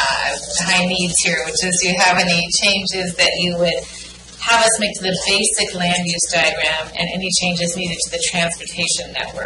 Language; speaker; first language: English; native; English